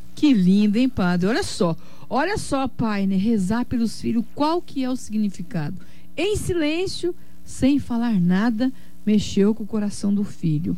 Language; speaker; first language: Portuguese; native; Portuguese